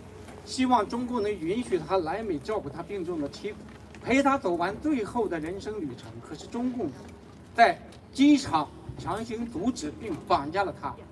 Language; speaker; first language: Chinese; native; Chinese